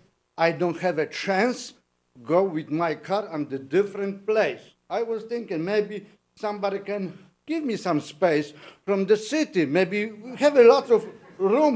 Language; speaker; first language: English; non-native, learner; Polish